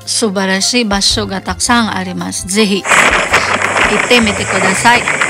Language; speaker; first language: Japanese; non-native, fluent; Cebuano